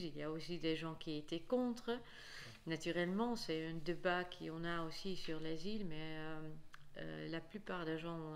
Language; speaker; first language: French; non-native, fluent; Dutch